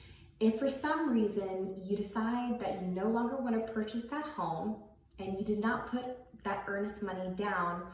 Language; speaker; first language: English; native; English